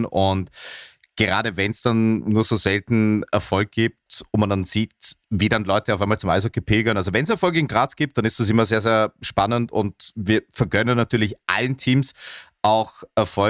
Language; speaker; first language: German; native; German